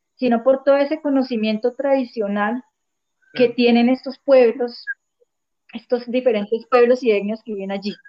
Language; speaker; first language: Spanish; native; Spanish